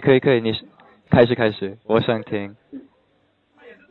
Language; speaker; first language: Chinese; non-native, learner; English